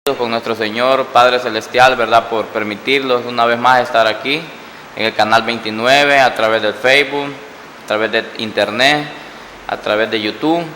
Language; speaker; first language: Spanish; native; Spanish